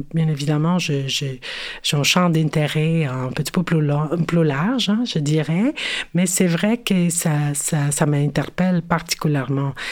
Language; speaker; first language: French; non-native, fluent; Spanish